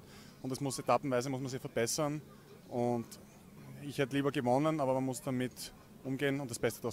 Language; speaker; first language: German; native; German